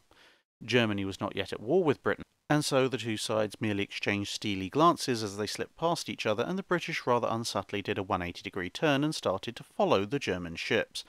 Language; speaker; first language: English; native; English